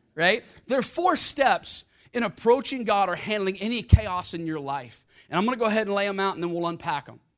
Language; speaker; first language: English; native; English